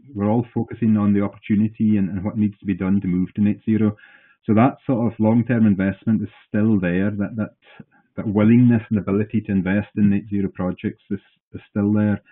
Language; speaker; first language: English; native; English